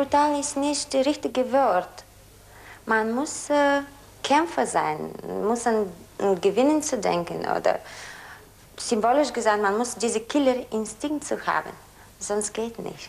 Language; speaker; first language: German; non-native, learner; Bulgarian